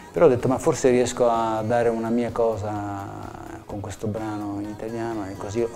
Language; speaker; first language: Italian; early bilingual, heritage; English